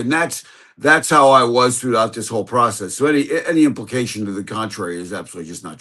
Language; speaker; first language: English; native; English